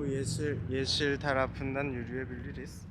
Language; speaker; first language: Turkish; non-native, learner; Korean